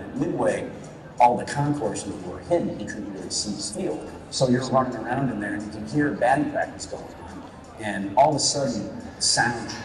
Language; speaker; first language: English; native; English